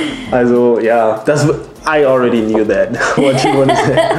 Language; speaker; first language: English; non-native, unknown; German